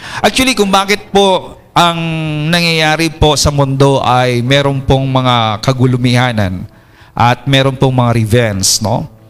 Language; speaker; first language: Filipino; non-native, local second language; Iloko